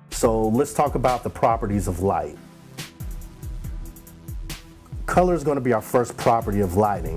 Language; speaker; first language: English; native; English